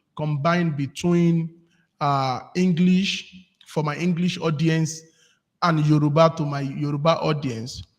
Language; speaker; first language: English; non-native, local second language; Yoruba